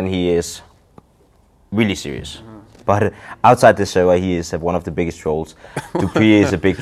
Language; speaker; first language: English; non-native, fluent; Danish